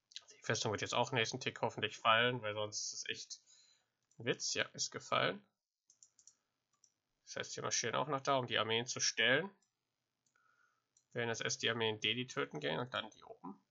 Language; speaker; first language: German; native; German